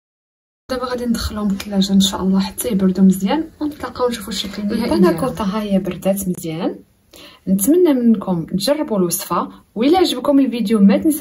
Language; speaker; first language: Arabic; native; Arabic